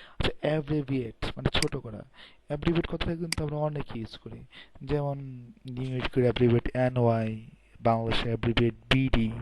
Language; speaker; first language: Bangla; native; Bangla